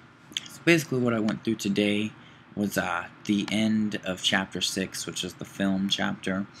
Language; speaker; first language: English; native; English